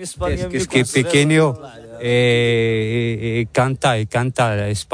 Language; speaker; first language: Spanish; non-native, learner; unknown